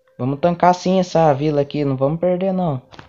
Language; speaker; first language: Portuguese; native; Portuguese